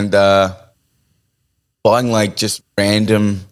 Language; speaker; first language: English; native; English